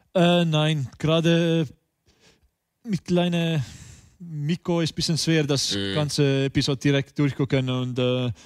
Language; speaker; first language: German; non-native, fluent; Estonian